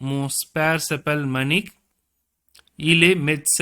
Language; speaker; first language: French; non-native, learner; Tamil